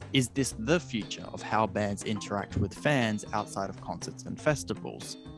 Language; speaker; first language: English; native; English